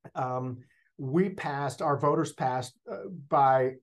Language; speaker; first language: English; native; English